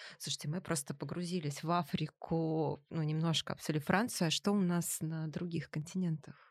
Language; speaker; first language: Russian; native; Russian